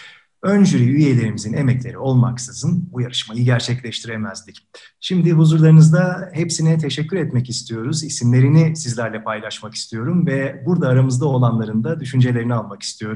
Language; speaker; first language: Turkish; native; Turkish